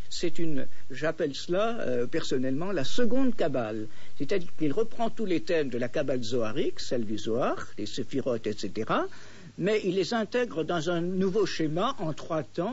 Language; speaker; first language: French; native; French